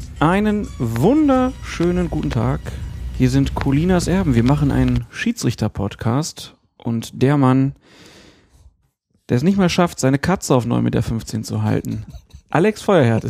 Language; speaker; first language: German; native; German